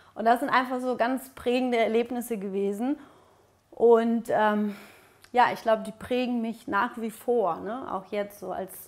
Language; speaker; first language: German; early bilingual, other home language; Russian